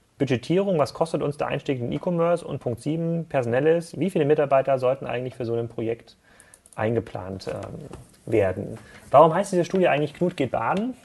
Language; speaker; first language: German; native; German